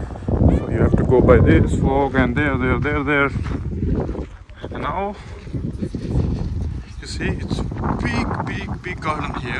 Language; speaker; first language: English; non-native, fluent; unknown